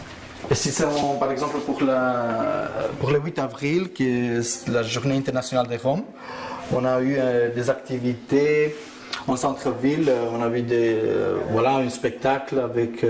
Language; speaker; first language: French; early bilingual, other home language; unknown